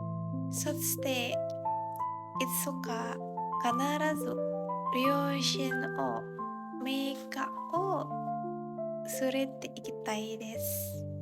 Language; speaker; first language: Japanese; non-native, learner; Indonesian